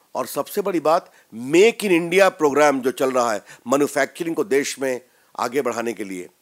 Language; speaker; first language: Hindi; native; Hindi